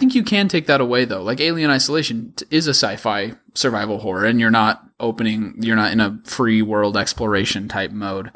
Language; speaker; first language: English; native; English